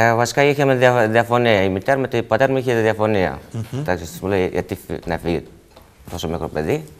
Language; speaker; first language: Greek; non-native, fluent; Persian